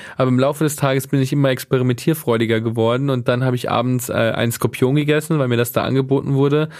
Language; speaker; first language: German; native; German